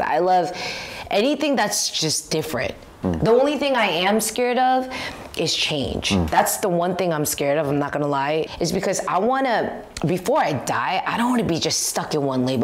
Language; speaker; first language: English; early bilingual, other home language; Korean